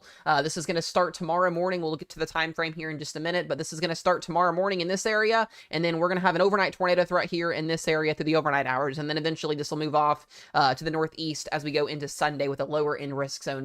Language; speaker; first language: English; native; English